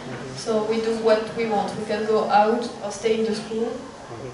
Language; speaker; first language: English; non-native, fluent; French